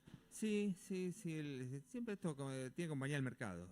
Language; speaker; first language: Spanish; native; Spanish